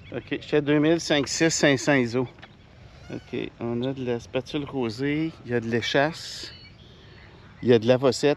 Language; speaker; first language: French; native; French